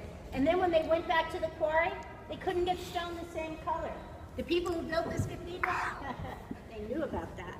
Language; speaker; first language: English; native; English